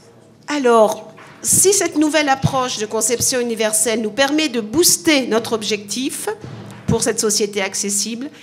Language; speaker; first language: French; native; French